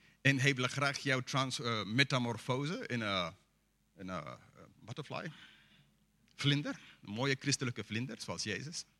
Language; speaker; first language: Dutch; non-native, fluent; English